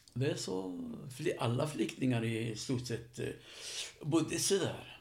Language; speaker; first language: Swedish; non-native, fluent; Arabic